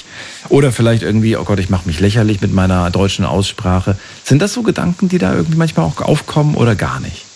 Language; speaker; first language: German; native; German